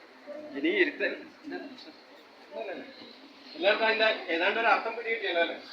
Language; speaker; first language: Malayalam; native; Malayalam